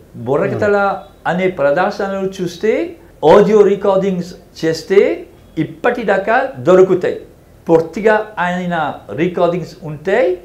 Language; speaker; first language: Telugu; non-native, fluent; French